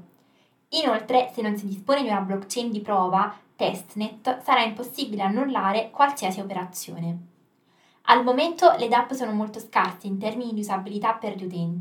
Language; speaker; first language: Italian; native; Italian